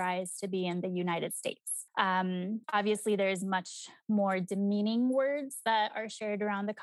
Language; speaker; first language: English; early bilingual, other home language; Spanish